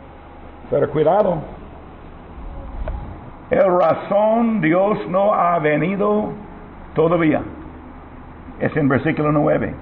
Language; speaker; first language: Spanish; non-native, learner; English